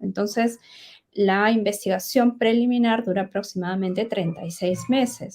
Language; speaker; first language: Spanish; native; Spanish